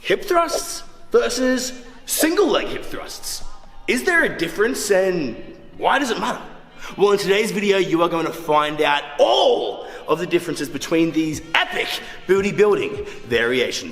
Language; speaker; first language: English; native; English